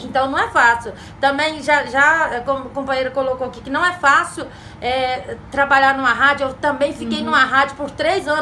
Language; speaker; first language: Portuguese; native; Portuguese